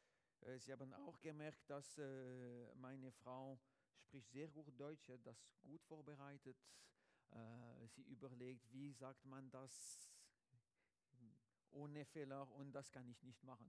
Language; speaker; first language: German; non-native, learner; French